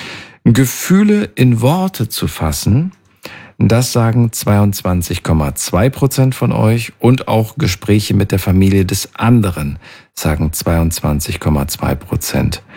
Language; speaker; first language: German; native; German